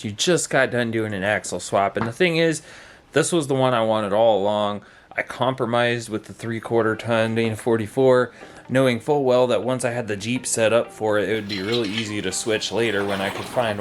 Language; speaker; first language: English; native; English